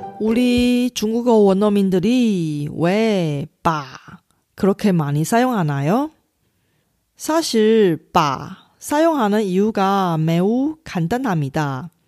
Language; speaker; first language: Korean; non-native, fluent; Chinese